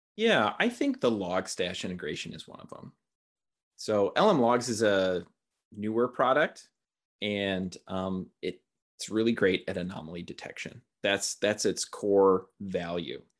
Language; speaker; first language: English; native; English